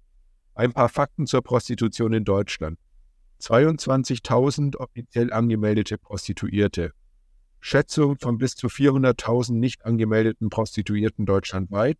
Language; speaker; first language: German; native; German